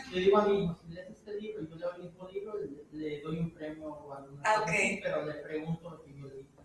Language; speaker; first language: Spanish; native; Spanish